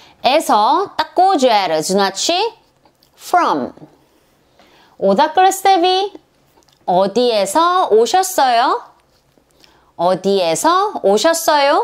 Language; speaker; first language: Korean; non-native, learner; Serbian